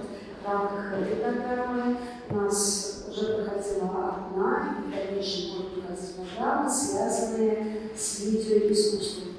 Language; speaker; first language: Russian; native; Russian